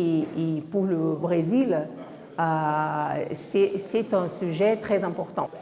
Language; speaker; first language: French; non-native, fluent; Portuguese